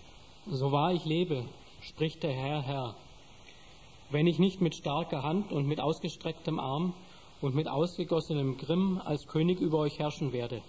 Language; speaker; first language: German; native; German